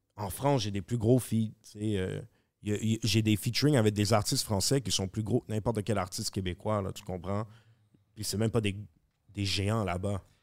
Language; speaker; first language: French; native; French